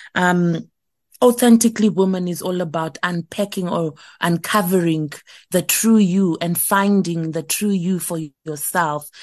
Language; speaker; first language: English; non-native, local second language; Shona